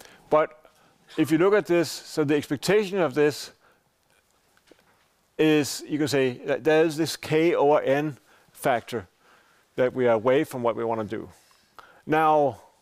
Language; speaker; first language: English; non-native, fluent; Danish